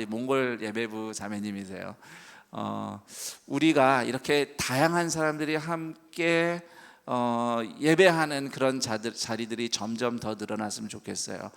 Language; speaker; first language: Korean; native; Korean